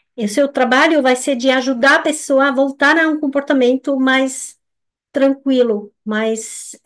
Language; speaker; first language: Portuguese; non-native, fluent; French